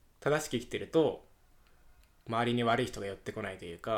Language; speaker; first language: Japanese; native; Japanese